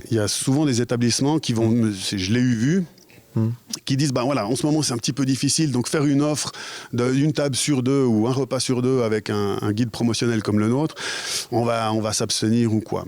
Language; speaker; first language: French; native; French